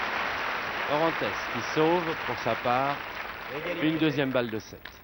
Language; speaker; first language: French; native; French